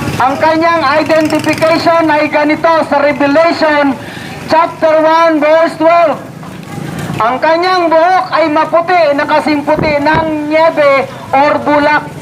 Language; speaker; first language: Filipino; non-native, local second language; Cebuano